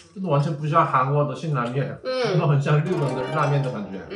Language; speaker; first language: Chinese; non-native, fluent; Korean